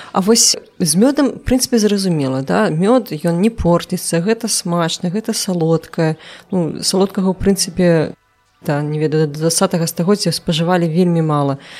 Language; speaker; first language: Belarusian; non-native, local second language; Russian